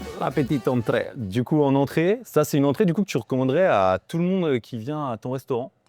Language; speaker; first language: French; native; French